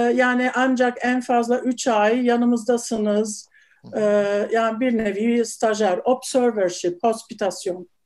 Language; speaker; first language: Turkish; early bilingual, heritage; Turkish